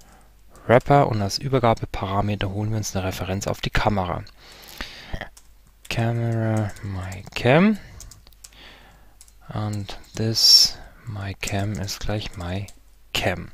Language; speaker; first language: German; native; German